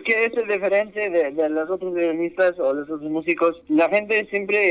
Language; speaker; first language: Spanish; early bilingual, heritage; Spanish